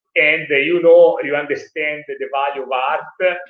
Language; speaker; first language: English; non-native, learner; Italian